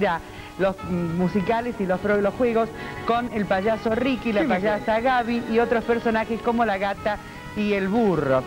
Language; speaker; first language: Spanish; native; Spanish